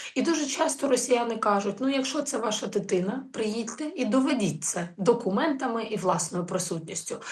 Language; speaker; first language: Ukrainian; native; Ukrainian